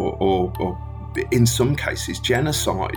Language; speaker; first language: English; native; English